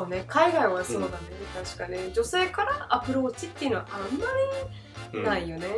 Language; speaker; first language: Japanese; native; Japanese